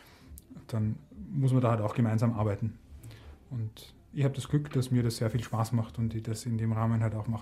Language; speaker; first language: German; native; German